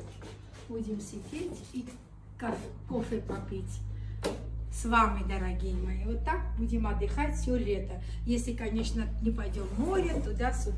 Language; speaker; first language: Russian; non-native, local second language; Armenian